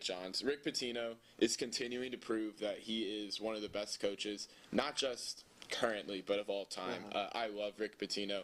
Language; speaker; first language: English; native; English